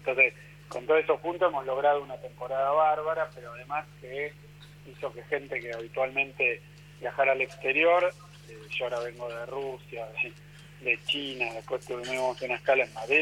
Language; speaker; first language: Spanish; native; Spanish